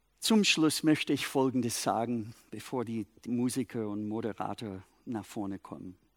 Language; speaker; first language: German; non-native, fluent; English